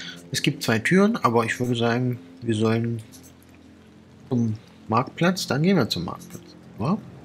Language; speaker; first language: German; native; German